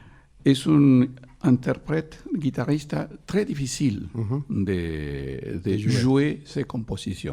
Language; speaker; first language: French; non-native, fluent; Spanish